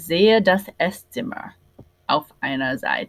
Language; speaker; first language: German; non-native, fluent; English